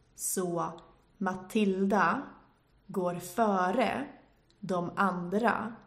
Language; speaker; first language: Swedish; native; Swedish